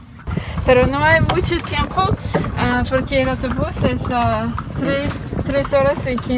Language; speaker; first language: Spanish; non-native, learner; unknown